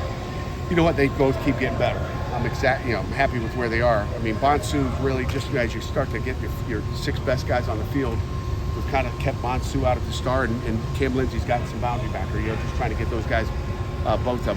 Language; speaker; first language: English; native; English